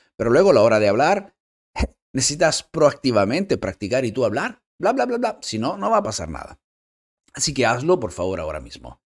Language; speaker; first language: Spanish; non-native, fluent; Italian